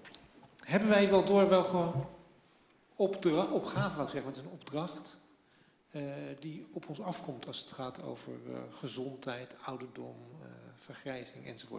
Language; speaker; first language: Dutch; native; Dutch